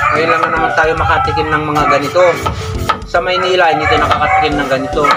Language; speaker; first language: Filipino; non-native, local second language; Iloko